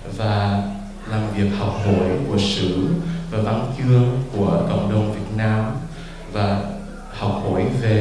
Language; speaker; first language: Vietnamese; early bilingual, heritage; Vietnamese